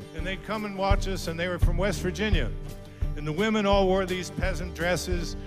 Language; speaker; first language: English; native; English